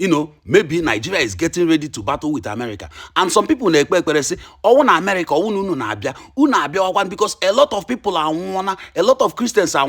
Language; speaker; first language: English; non-native, local second language; Igbo